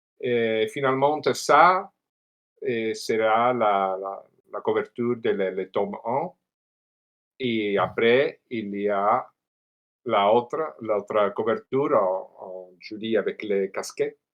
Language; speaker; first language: French; non-native, learner; Italian